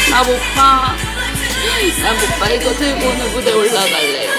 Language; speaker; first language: Korean; native; Korean